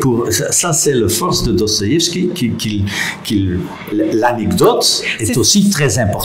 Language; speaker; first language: French; non-native, local second language; Dutch